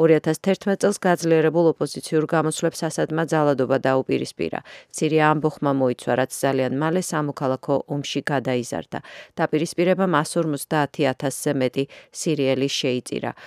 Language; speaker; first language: Georgian; native; Georgian